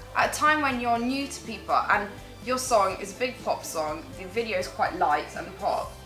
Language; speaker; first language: English; native; English